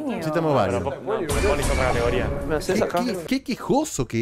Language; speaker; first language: Spanish; native; Spanish